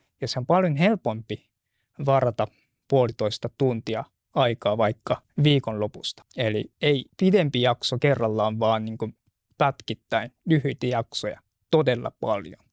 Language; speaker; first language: Finnish; non-native, fluent; Japanese